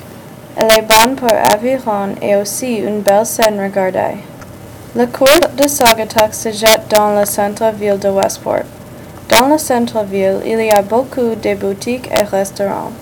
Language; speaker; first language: French; non-native, learner; English